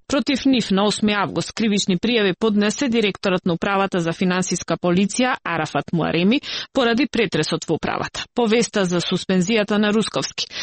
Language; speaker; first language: Macedonian; native; Macedonian